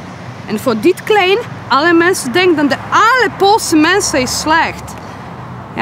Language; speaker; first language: Dutch; non-native, learner; Polish